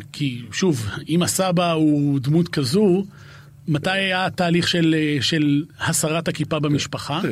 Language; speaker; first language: Hebrew; native; Hebrew